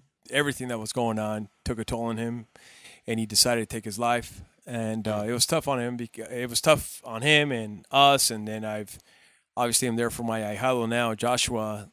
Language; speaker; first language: English; early bilingual, other home language; Spanish